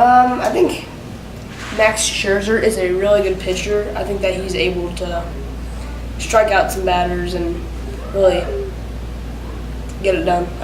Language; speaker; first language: English; native; English